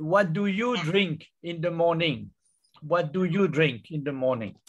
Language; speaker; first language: English; non-native, fluent; Vietnamese